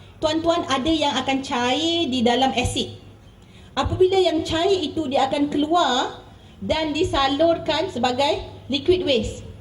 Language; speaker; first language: Malay; native; Malay